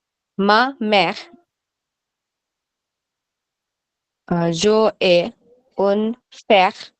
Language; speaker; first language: French; non-native, learner; Bangla